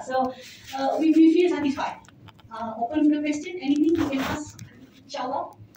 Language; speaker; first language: English; non-native, local second language; Malay